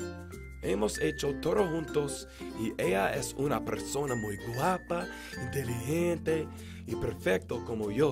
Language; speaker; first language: Spanish; non-native, learner; English